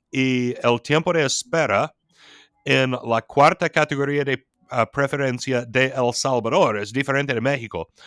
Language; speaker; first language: Spanish; non-native, fluent; English